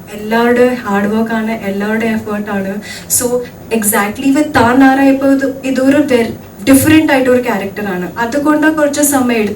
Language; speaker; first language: Malayalam; non-native, learner; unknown